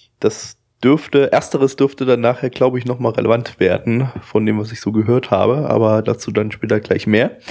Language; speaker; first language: German; early bilingual, other home language; Russian